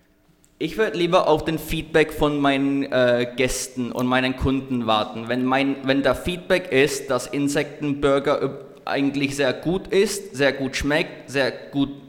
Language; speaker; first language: German; non-native, learner; Czech